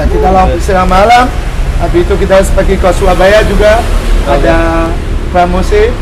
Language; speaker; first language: Indonesian; non-native, fluent; English